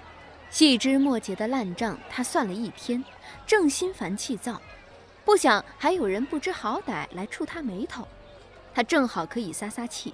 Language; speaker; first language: Chinese; native; Chinese